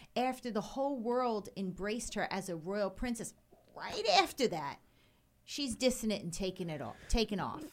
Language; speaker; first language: English; native; English